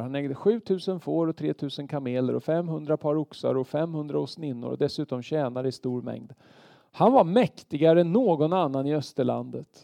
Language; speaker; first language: Swedish; native; Swedish